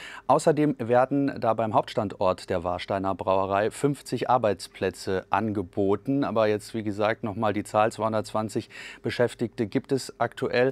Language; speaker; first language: German; native; German